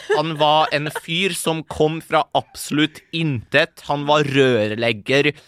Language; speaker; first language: Norwegian; native; Norwegian